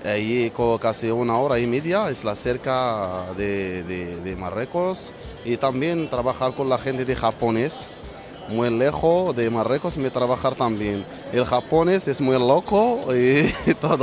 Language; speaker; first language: Spanish; non-native, learner; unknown